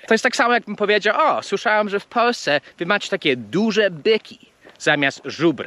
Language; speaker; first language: Polish; non-native, fluent; English